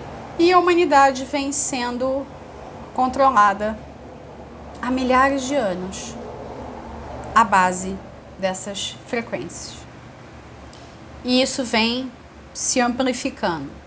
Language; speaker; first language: Portuguese; native; Portuguese